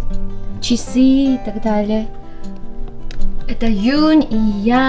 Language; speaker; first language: Russian; non-native, learner; Korean